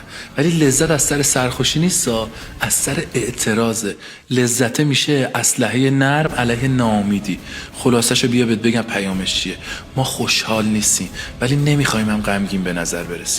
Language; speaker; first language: Persian; native; Persian